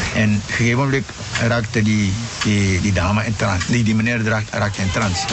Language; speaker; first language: Dutch; non-native, local second language; English